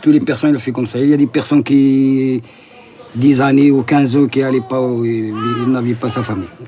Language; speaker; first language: French; non-native, learner; Arabic